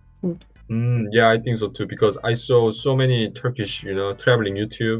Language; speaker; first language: English; non-native, learner; Korean